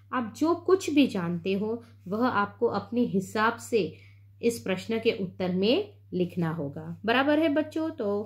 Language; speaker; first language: Hindi; non-native, local second language; Gujarati